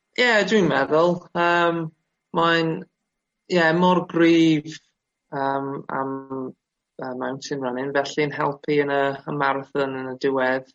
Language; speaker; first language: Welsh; non-native, local second language; English